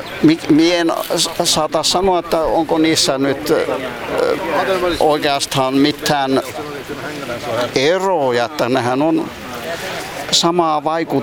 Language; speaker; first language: Finnish; early bilingual, heritage; Finnish